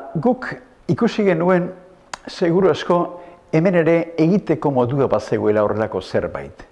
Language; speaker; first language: Basque; native; Basque